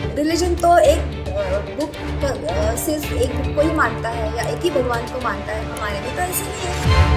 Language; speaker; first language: Hindi; non-native, local second language; Marathi